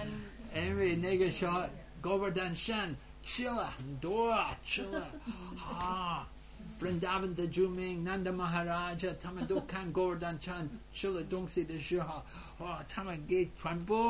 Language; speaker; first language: Chinese; non-native, fluent; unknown